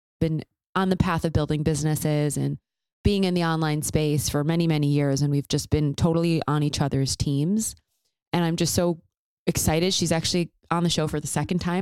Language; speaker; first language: English; native; English